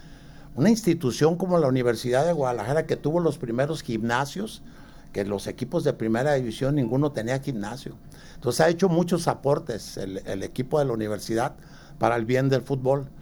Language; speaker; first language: Spanish; native; Spanish